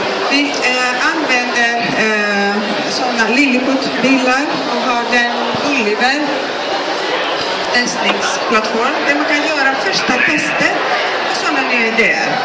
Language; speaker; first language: Swedish; non-native, fluent; Greek